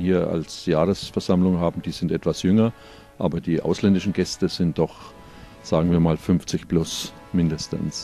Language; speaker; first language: German; native; German